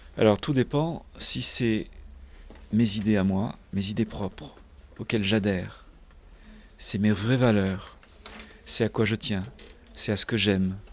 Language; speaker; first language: French; native; French